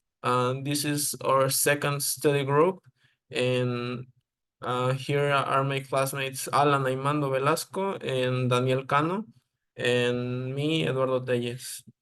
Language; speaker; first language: English; non-native, learner; Spanish